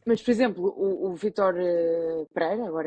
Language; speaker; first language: Portuguese; native; Portuguese